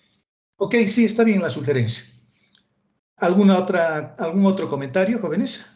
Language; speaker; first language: Spanish; native; Spanish